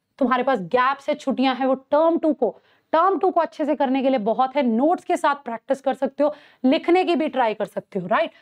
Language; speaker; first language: Hindi; native; Hindi